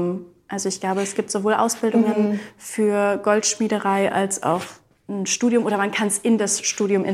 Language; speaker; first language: German; native; German